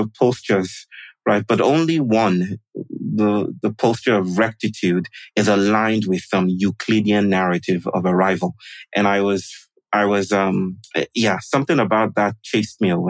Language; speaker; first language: English; non-native, local second language; Yoruba